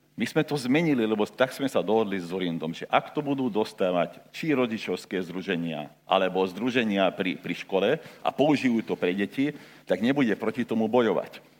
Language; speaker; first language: Slovak; non-native, local second language; Hungarian